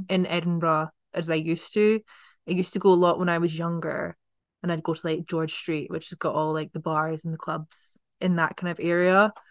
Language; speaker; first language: English; native; English